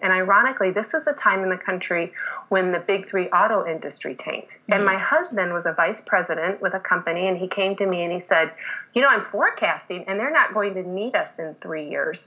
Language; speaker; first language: English; native; English